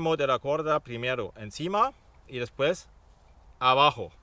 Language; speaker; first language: Spanish; non-native, fluent; German